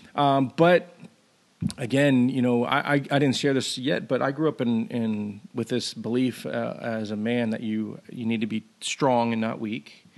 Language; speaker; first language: English; native; English